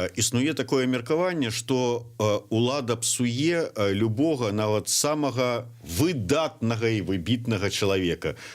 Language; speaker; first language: Belarusian; non-native, local second language; Russian